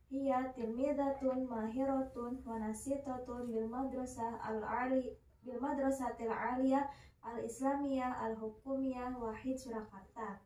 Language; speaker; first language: Arabic; non-native, learner; Indonesian